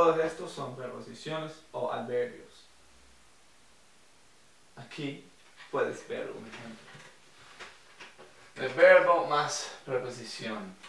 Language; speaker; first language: Spanish; non-native, fluent; English